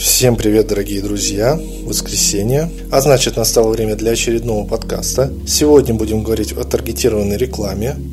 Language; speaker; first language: Russian; native; Russian